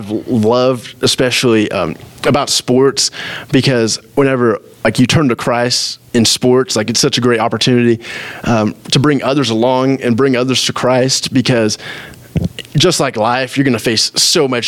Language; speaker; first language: English; native; English